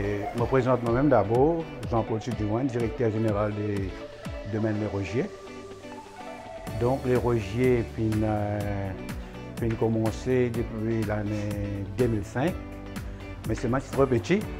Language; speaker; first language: French; non-native, local second language; Morisyen